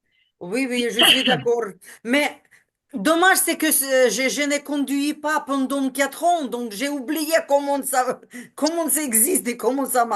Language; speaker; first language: French; non-native, learner; Ukrainian